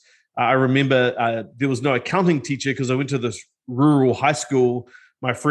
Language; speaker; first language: English; native; English